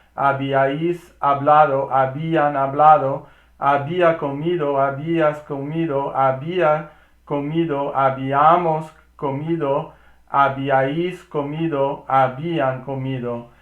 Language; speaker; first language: Spanish; non-native, learner; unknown